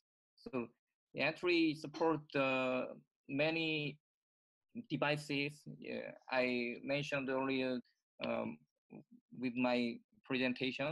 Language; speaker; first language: English; non-native, learner; Korean